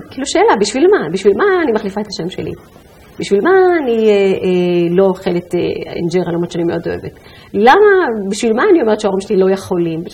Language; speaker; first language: Hebrew; early bilingual, other home language; Amharic